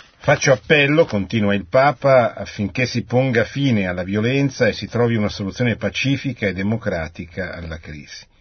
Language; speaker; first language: Italian; native; Italian